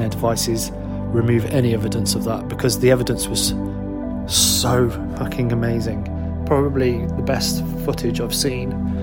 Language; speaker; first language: English; native; English